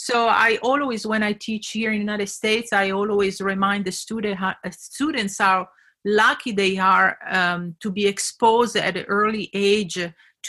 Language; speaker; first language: English; non-native, fluent; Italian